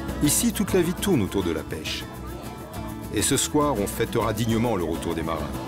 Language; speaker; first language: French; native; French